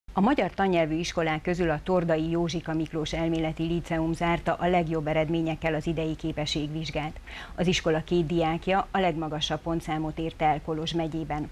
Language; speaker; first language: Hungarian; native; Hungarian